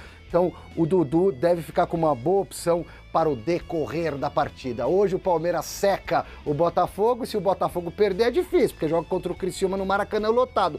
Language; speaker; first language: Portuguese; native; Portuguese